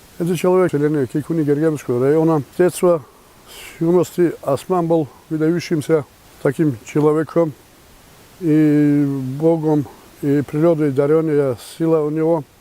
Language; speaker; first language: Russian; non-native, local second language; Avaric